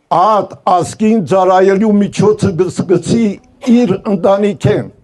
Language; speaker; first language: Armenian; non-native, local second language; Turkish